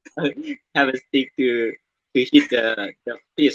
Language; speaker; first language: English; non-native, learner; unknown